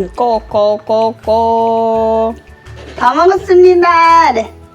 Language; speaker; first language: Korean; native; Korean